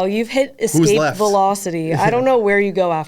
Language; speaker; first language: English; native; English